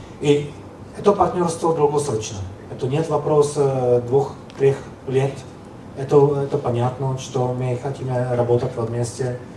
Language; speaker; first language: Russian; non-native, learner; Czech